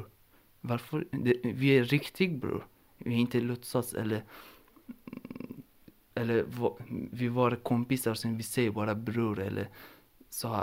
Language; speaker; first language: Swedish; non-native, learner; Persian